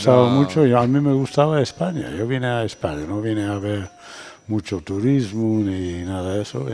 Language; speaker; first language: Spanish; non-native, fluent; English